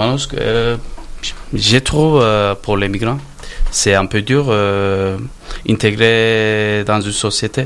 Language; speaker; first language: French; non-native, learner; Turkish